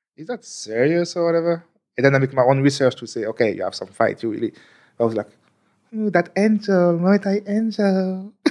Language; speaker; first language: English; non-native, fluent; French